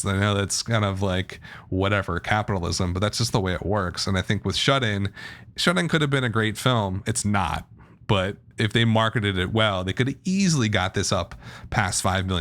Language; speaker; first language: English; native; English